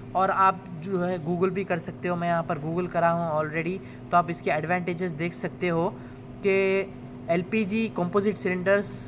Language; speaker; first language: Hindi; non-native, local second language; Urdu